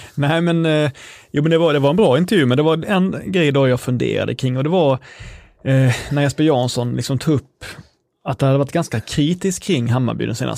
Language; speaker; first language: Swedish; native; Swedish